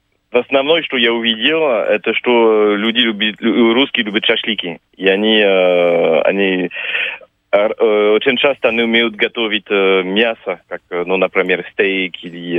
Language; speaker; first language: Russian; non-native, fluent; French